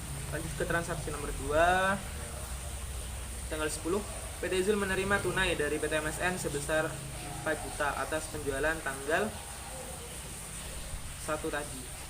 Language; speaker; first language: Indonesian; native; Indonesian